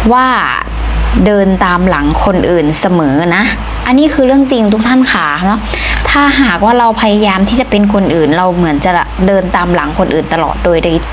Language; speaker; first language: Thai; native; Thai